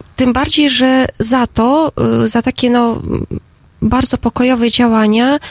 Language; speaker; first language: Polish; non-native, fluent; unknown